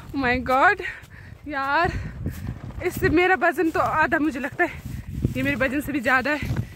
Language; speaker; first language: Hindi; non-native, local second language; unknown